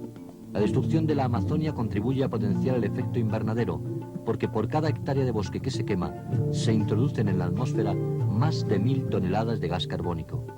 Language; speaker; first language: Spanish; native; Spanish